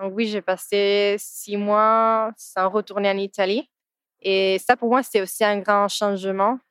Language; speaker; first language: French; non-native, fluent; Italian